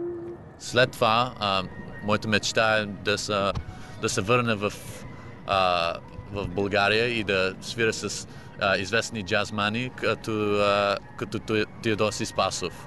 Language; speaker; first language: Bulgarian; early bilingual, heritage; English